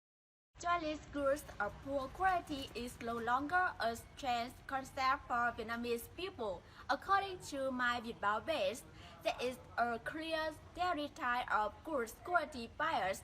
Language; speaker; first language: English; non-native, learner; Vietnamese